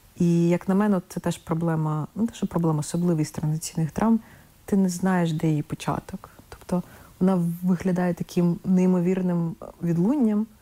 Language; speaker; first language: Ukrainian; non-native, local second language; Russian